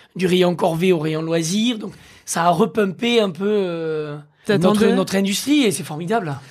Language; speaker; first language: French; native; French